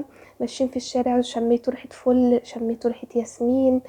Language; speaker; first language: Arabic; native; Arabic